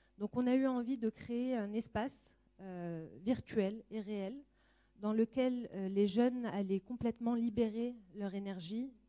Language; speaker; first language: French; non-native, local second language; Arabic